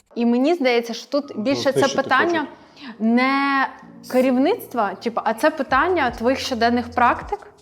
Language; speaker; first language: Ukrainian; non-native, local second language; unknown